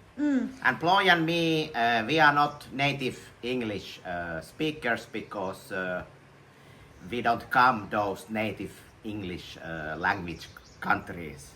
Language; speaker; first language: English; non-native, learner; Finnish